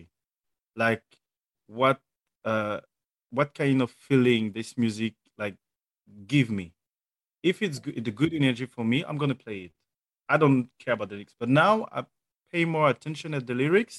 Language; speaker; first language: English; non-native, fluent; French